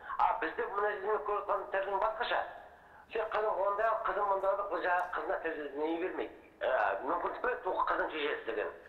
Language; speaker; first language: Kazakh; early bilingual, heritage; Kazakh